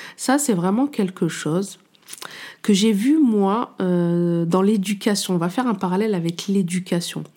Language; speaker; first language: French; native; French